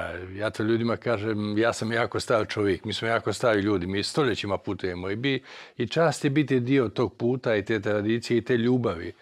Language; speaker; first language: Croatian; native; Croatian